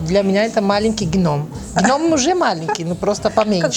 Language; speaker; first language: Russian; non-native, learner; Portuguese